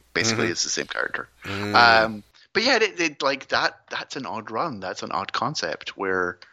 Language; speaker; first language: English; native; English